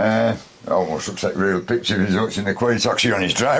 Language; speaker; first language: English; native; English